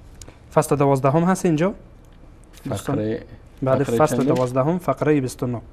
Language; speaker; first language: Persian; native; Persian